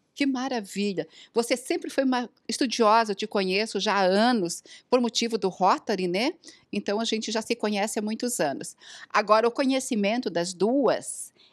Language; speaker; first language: Portuguese; native; Portuguese